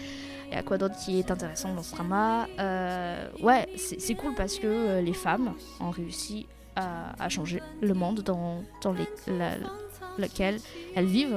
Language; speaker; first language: French; native; French